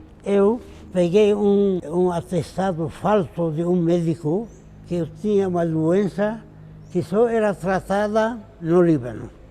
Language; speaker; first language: Portuguese; non-native, fluent; Arabic